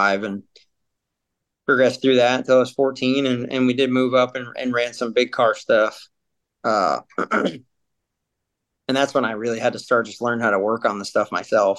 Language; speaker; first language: English; native; English